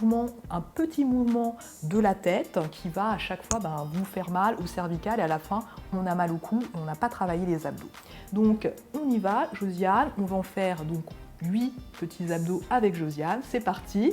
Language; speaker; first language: French; native; French